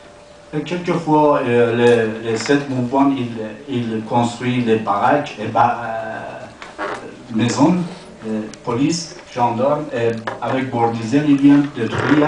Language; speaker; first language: French; non-native, learner; Persian